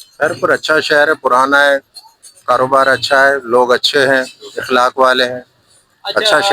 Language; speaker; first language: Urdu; non-native, local second language; Pashto